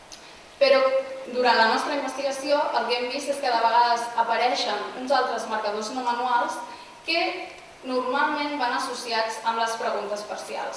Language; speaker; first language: Catalan; native; Catalan